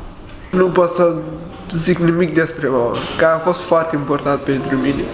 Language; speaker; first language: Romanian; non-native, learner; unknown